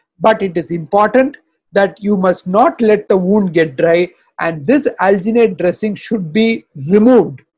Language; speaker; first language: English; non-native, local second language; Tamil